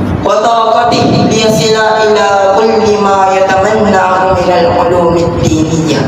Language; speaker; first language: Arabic; non-native, learner; Malay